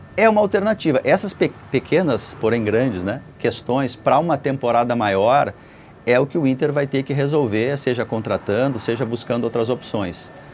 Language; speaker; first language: Portuguese; native; Portuguese